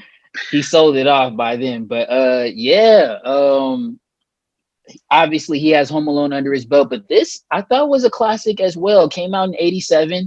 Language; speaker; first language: English; native; English